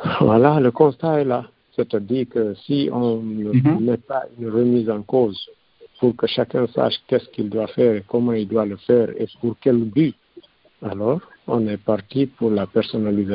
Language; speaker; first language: French; non-native, local second language; Fula